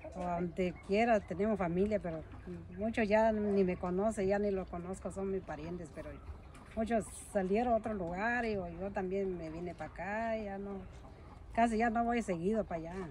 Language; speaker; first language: Spanish; non-native, local second language; Mixtepec Mixtec